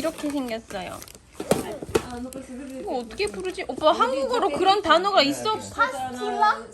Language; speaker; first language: Korean; non-native, fluent; Russian